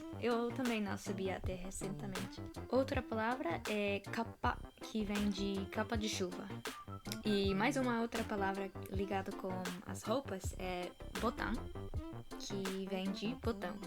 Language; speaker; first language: Portuguese; non-native, fluent; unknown